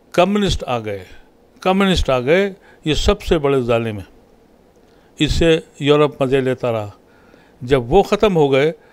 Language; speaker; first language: Urdu; native; Urdu